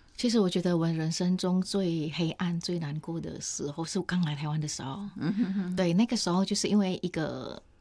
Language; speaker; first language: Chinese; non-native, fluent; Indonesian